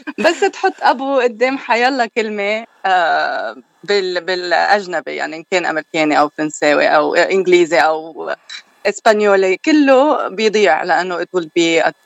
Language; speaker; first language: Arabic; native; Arabic